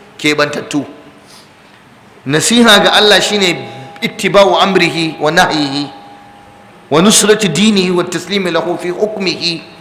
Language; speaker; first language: Hausa; non-native, local second language; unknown